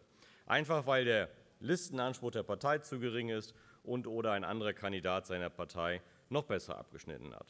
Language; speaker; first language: German; native; German